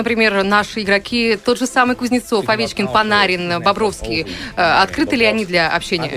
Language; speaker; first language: Russian; native; Russian